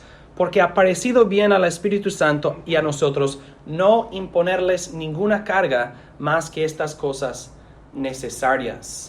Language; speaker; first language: Spanish; non-native, fluent; English